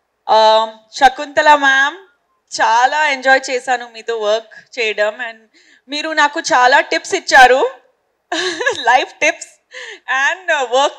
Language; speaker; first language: Telugu; non-native, fluent; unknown